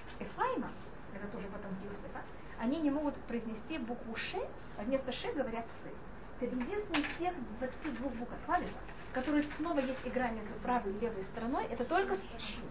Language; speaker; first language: Russian; non-native, fluent; Hebrew